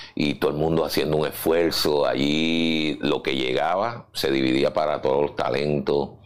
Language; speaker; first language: Spanish; native; Spanish